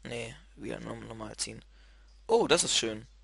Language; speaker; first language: German; native; German